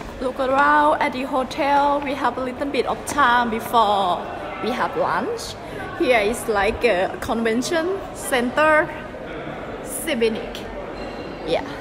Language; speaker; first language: English; non-native, learner; Thai